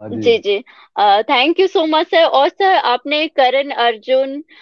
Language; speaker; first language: Hindi; native; Hindi